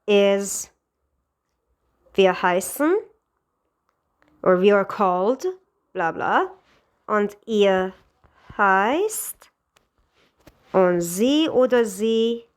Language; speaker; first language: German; non-native, fluent; Persian